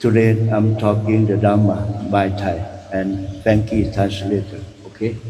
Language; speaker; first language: English; non-native, learner; Thai